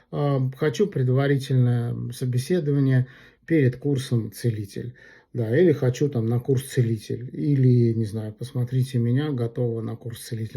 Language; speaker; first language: Russian; native; Russian